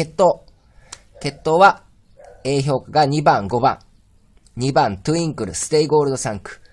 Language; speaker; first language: Japanese; native; Japanese